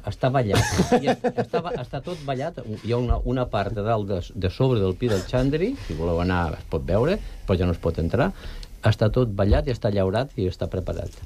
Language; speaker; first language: Catalan; native; Catalan